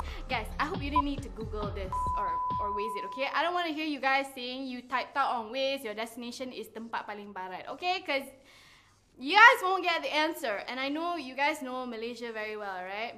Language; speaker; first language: English; non-native, local second language; Malay